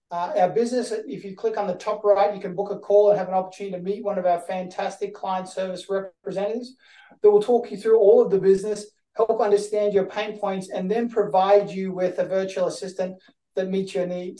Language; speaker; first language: English; native; English